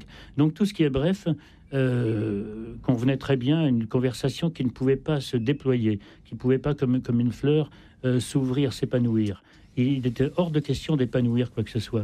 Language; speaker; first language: French; native; French